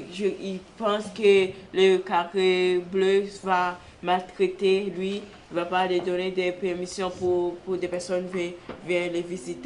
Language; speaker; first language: French; non-native, learner; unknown